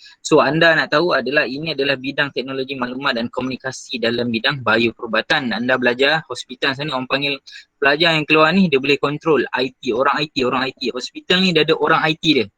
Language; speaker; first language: Malay; native; Malay